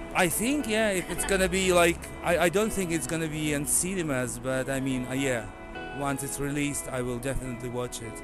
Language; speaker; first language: English; non-native, fluent; Russian